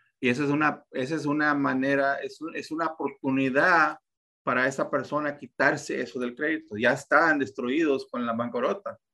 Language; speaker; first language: Spanish; early bilingual, heritage; Spanish